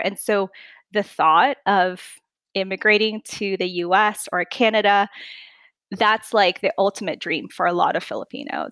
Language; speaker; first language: English; non-native, local second language; Filipino